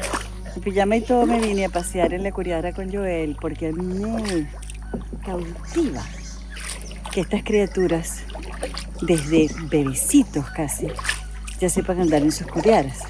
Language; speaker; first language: Spanish; native; Spanish